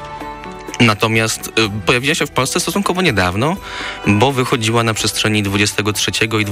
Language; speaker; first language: Polish; native; Polish